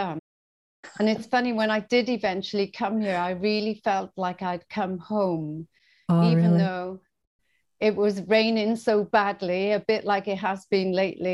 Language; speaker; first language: English; native; English